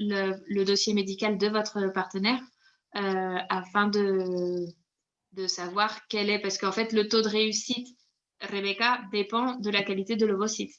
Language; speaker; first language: French; native; French